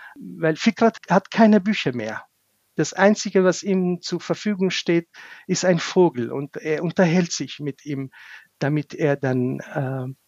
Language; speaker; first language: German; non-native, fluent; Central Kurdish